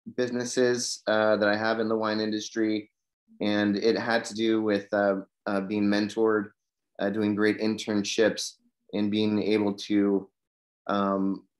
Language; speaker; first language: English; native; English